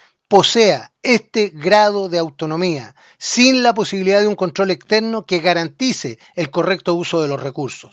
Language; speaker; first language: Spanish; native; Spanish